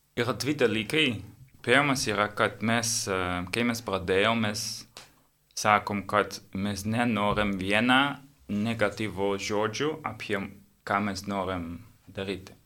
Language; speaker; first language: Lithuanian; non-native, learner; English